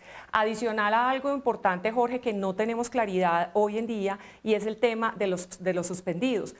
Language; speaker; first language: Spanish; native; Spanish